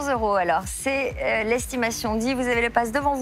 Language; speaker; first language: French; native; French